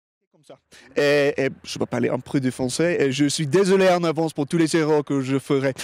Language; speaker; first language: French; non-native, learner; English